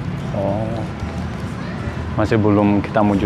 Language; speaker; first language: Indonesian; non-native, learner; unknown